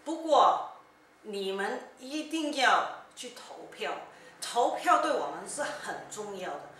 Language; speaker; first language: Chinese; early bilingual, heritage; Cantonese